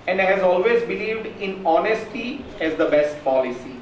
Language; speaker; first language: English; non-native, local second language; Gujarati